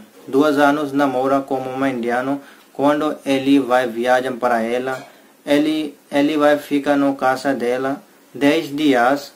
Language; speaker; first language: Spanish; non-native, learner; Hindi